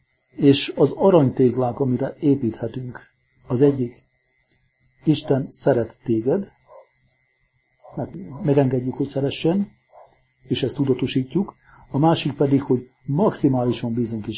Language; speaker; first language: Hungarian; native; Hungarian